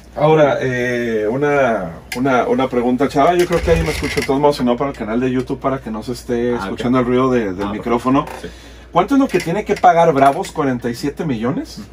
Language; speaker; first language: Spanish; native; Spanish